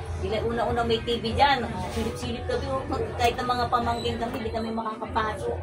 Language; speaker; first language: Filipino; native; Filipino